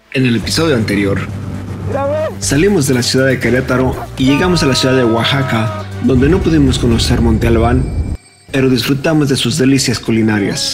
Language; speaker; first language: Spanish; native; Spanish